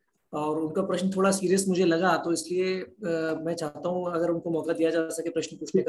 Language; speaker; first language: Hindi; native; Hindi